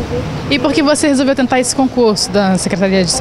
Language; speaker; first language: Portuguese; native; Portuguese